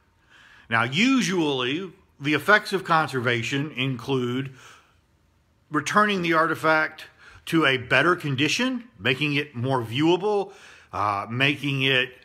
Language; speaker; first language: English; native; English